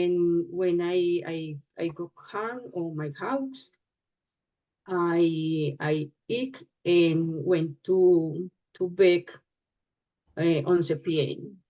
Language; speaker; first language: English; non-native, learner; Spanish